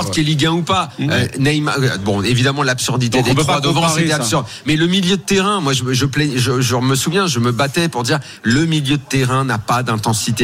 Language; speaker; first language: French; native; French